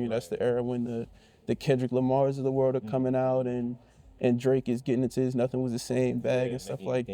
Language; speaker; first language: English; native; English